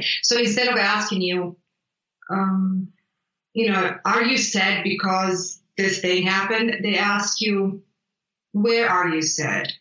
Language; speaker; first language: English; non-native, fluent; Italian